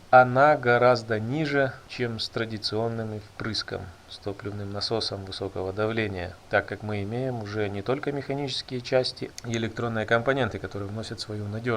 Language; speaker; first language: Russian; native; Russian